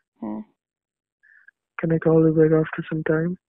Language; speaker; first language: English; non-native, local second language; Hindi